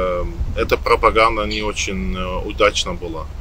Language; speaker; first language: Russian; non-native, learner; Dutch